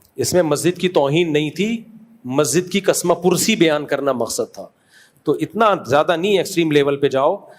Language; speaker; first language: Urdu; native; Urdu